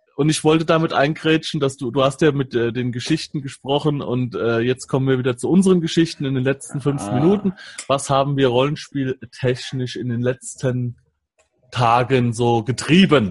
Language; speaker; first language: German; native; German